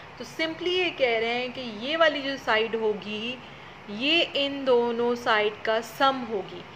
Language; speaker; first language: Urdu; native; Urdu